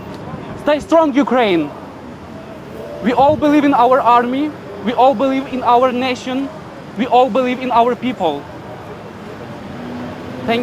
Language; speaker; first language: English; non-native, fluent; Ukrainian